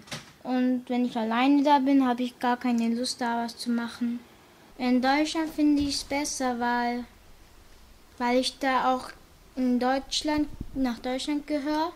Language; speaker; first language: German; early bilingual, other home language; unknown